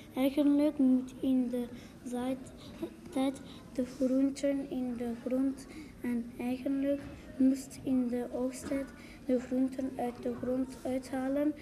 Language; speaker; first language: Dutch; non-native, local second language; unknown